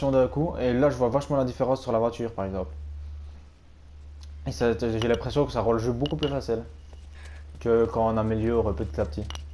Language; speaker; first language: French; native; French